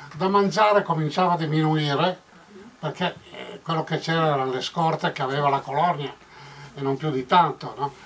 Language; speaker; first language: Italian; native; Italian